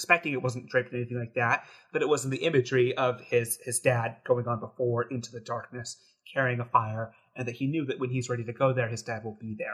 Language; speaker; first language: English; native; English